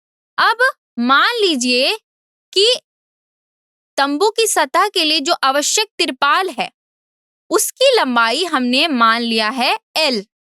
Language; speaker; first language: Hindi; native; Hindi